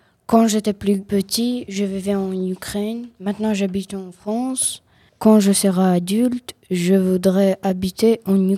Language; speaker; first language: French; non-native, learner; Ukrainian